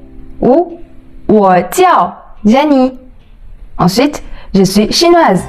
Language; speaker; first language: French; non-native, fluent; Chinese